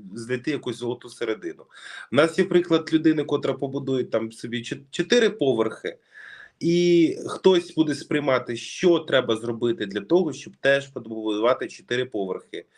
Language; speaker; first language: Ukrainian; non-native, local second language; Russian